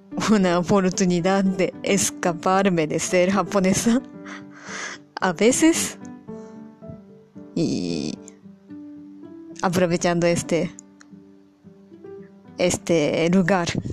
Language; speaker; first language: Spanish; non-native, fluent; Japanese